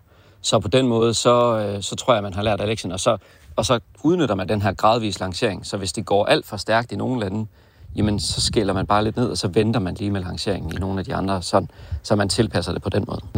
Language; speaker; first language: Danish; native; Danish